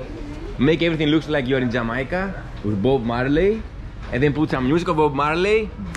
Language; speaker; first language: English; non-native, fluent; Greek